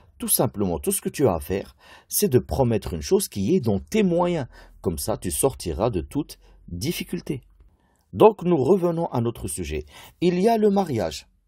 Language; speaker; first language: French; native; French